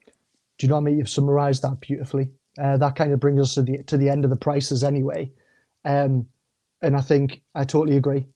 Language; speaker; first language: English; native; English